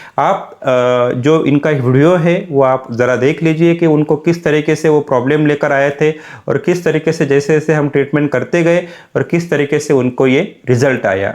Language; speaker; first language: Hindi; non-native, local second language; Marathi